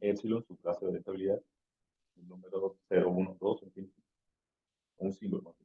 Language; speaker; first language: Spanish; native; Spanish